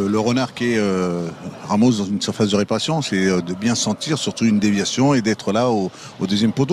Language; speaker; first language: French; native; French